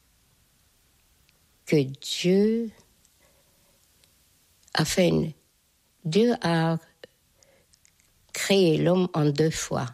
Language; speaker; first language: French; non-native, fluent; Hungarian